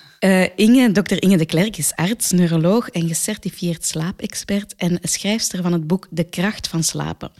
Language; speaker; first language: Dutch; native; Dutch